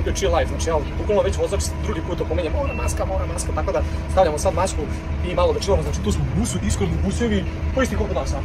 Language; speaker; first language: Croatian; native; Croatian